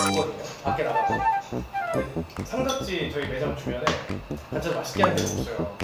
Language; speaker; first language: Korean; non-native, local second language; Chinese